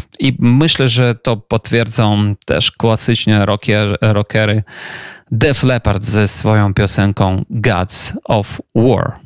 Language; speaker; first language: Polish; non-native, fluent; Ukrainian